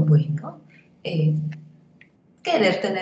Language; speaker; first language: Spanish; native; Spanish